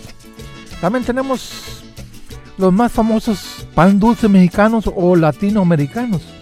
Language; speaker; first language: Spanish; early bilingual, heritage; Spanish